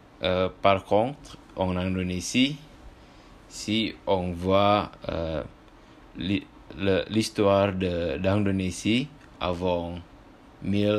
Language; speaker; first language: French; non-native, learner; Indonesian